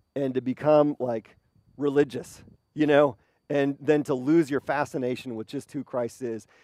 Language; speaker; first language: English; native; English